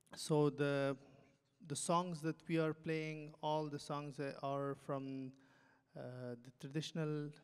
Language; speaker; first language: English; non-native, fluent; Persian